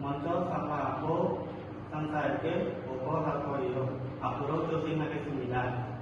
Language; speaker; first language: Korean; non-native, learner; Khmer